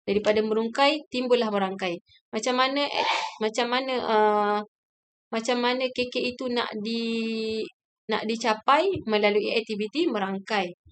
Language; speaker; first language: Malay; native; Malay